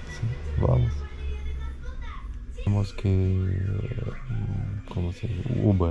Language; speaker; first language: Spanish; non-native, learner; Romanian